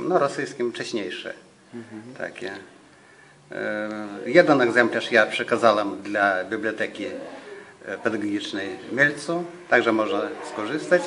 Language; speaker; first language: Polish; non-native, fluent; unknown